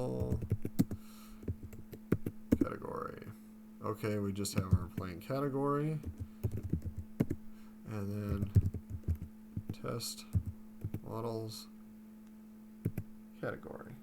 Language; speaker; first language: English; native; English